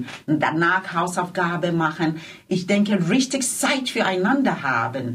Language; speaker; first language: German; non-native, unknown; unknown